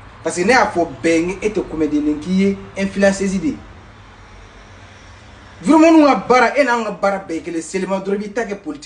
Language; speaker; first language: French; non-native, local second language; Bambara